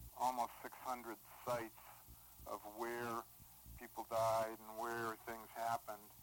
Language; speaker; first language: English; native; English